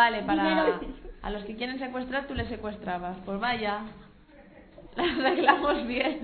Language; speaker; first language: Spanish; native; Spanish